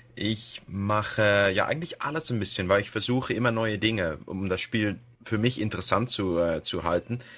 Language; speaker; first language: German; early bilingual, heritage; Dutch